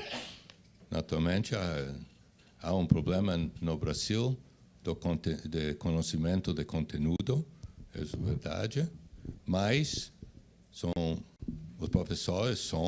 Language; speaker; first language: Portuguese; non-native, fluent; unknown